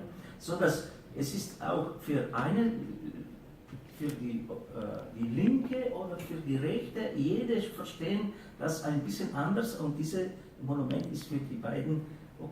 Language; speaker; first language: German; non-native, fluent; Slovenian